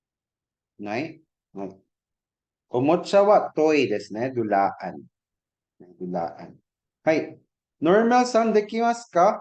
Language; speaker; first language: Japanese; non-native, fluent; Cebuano